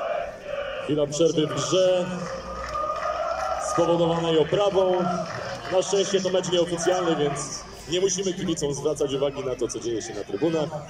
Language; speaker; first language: Polish; native; Polish